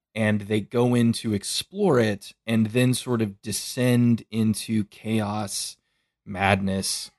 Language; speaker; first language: English; native; English